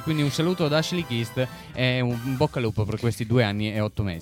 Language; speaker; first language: Italian; native; Italian